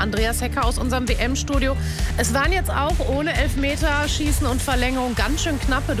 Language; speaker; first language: German; native; German